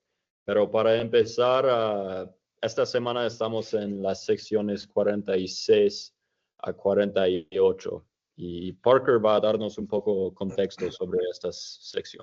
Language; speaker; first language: Spanish; non-native, fluent; English